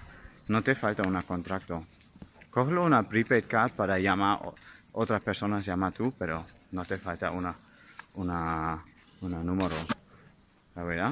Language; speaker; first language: Spanish; non-native, learner; German